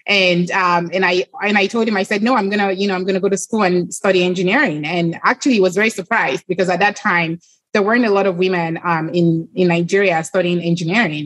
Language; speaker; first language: English; non-native, local second language; Yoruba